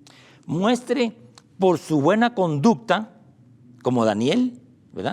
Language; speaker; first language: Spanish; native; Spanish